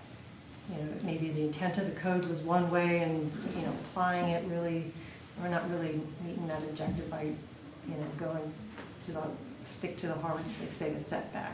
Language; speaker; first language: English; native; English